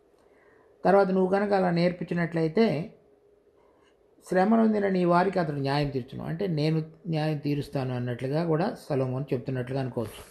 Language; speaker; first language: Telugu; native; Telugu